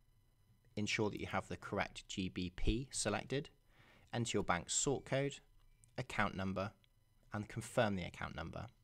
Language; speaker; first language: English; native; English